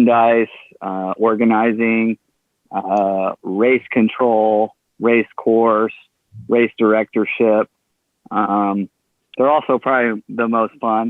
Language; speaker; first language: English; native; English